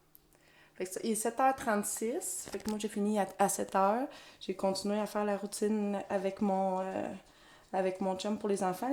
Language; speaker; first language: French; native; French